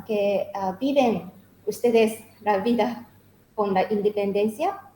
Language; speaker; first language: Spanish; non-native, learner; Japanese